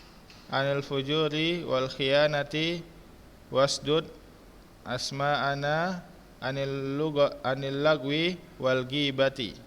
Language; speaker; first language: Arabic; non-native, fluent; Indonesian